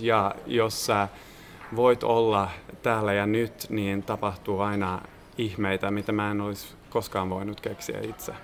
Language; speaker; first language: Finnish; non-native, fluent; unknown